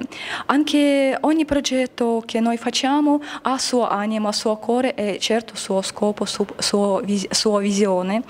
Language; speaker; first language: Italian; non-native, learner; Russian